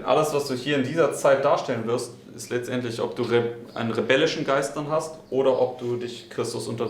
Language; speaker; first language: German; native; German